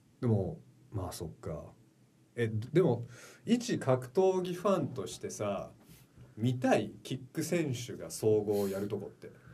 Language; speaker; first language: Japanese; early bilingual, heritage; Japanese